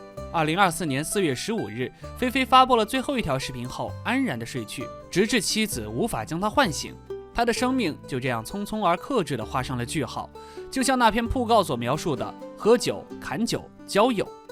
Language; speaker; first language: Chinese; native; Chinese